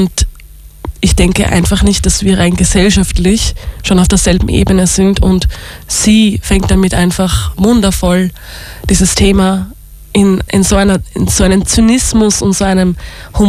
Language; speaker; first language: German; native; German